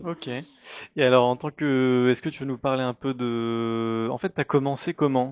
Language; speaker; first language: French; native; French